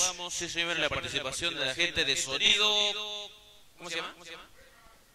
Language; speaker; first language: Spanish; native; Spanish